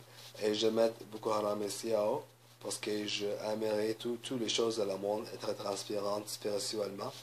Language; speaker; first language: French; non-native, learner; English